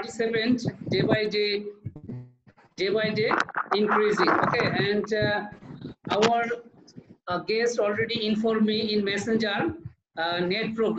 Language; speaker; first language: English; non-native, learner; Bangla